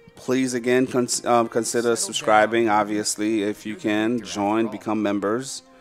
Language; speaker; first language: English; native; English